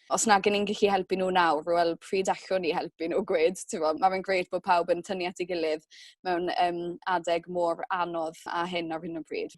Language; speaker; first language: Welsh; native; Welsh